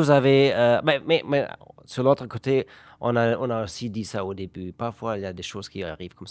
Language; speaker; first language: French; non-native, fluent; German